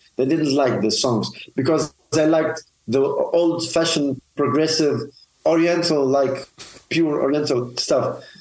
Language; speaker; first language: English; non-native, fluent; Arabic